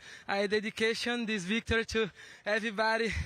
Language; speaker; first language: English; non-native, learner; Portuguese